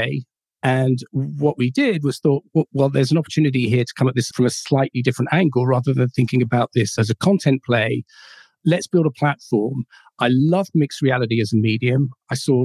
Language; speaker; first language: English; native; English